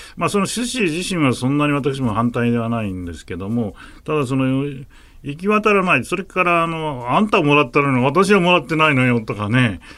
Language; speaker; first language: Japanese; native; Japanese